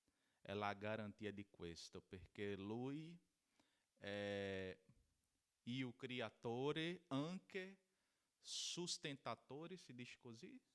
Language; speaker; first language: Italian; non-native, learner; Portuguese